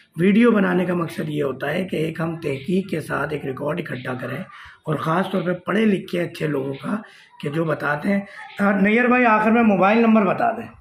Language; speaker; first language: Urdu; native; Urdu